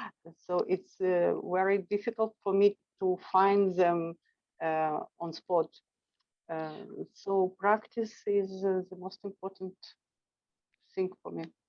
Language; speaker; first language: English; non-native, fluent; Russian